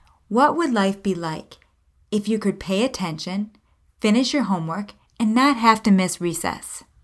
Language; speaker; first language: English; native; English